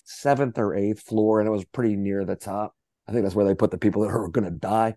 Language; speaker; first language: English; native; English